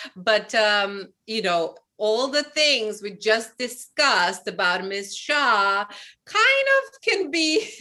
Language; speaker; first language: English; non-native, fluent; Albanian